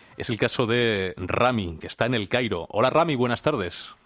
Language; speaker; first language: Spanish; native; Spanish